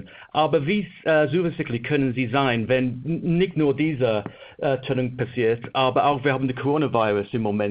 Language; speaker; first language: German; non-native, fluent; English